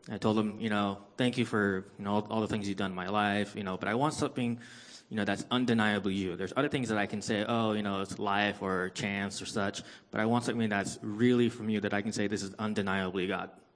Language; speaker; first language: English; early bilingual, other home language; Persian